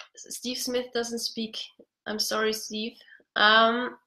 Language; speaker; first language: German; native; German